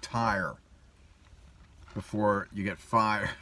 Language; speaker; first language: English; native; English